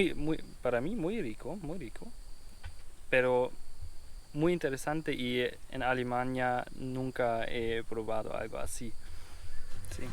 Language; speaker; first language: Spanish; non-native, learner; German